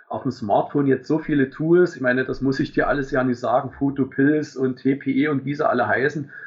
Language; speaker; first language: German; native; German